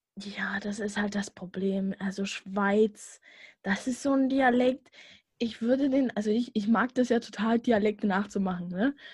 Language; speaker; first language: German; native; German